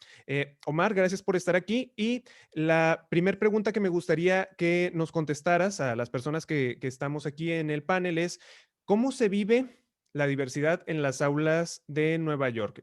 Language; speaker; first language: Spanish; native; Spanish